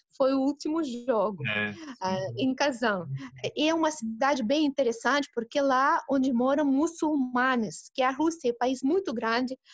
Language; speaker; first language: Portuguese; non-native, fluent; Russian